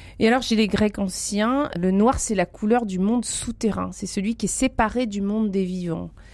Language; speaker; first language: French; native; French